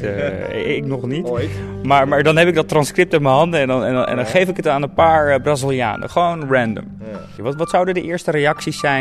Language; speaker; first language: Dutch; native; Dutch